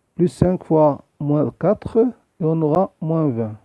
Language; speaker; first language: French; non-native, local second language; Arabic